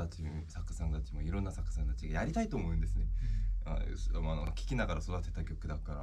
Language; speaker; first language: Japanese; non-native, learner; Korean